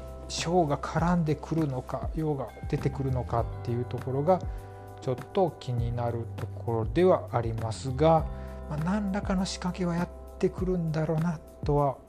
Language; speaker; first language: Japanese; native; Japanese